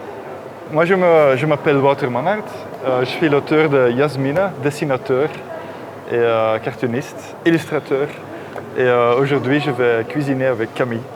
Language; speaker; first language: French; non-native, local second language; Dutch